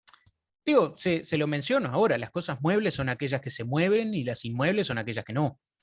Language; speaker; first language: Spanish; native; Spanish